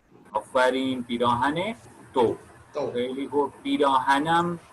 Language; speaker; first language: Persian; non-native, fluent; Urdu